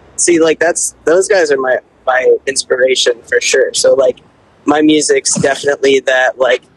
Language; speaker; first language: English; native; English